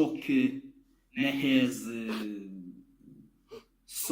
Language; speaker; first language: Hungarian; non-native, learner; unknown